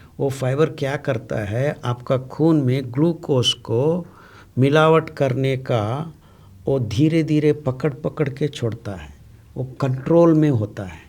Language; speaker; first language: Hindi; non-native, local second language; Telugu